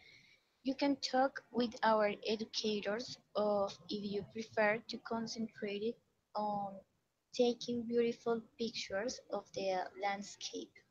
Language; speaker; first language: English; non-native, learner; Spanish